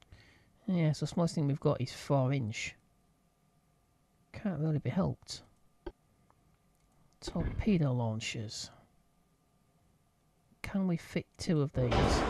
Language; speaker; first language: English; native; English